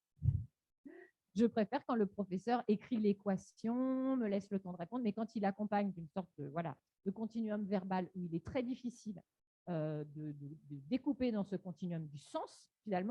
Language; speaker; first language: French; native; French